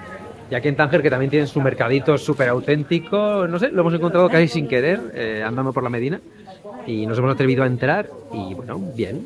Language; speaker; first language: Spanish; native; Spanish